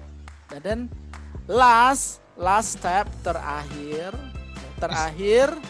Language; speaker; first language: English; non-native, fluent; Indonesian